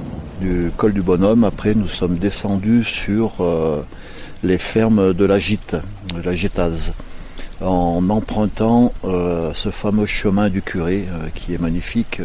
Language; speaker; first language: French; native; French